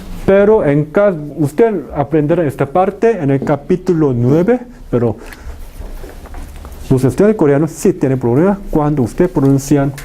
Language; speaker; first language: Spanish; non-native, fluent; Korean